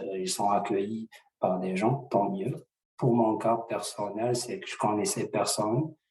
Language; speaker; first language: French; non-native, local second language; Arabic